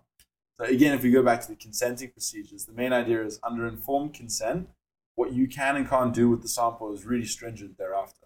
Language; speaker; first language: English; native; English